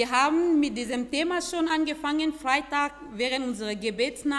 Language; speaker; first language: German; non-native, fluent; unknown